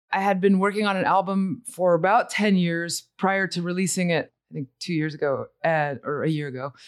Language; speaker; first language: English; early bilingual, other home language; Spanish